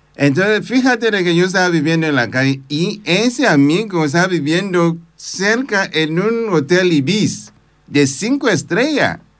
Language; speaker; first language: Spanish; non-native, fluent; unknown